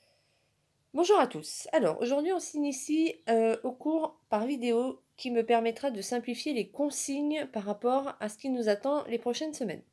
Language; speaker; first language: French; native; French